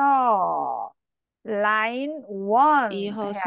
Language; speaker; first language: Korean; native; Korean